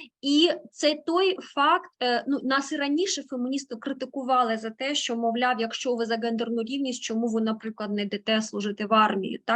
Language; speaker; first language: Ukrainian; native; Ukrainian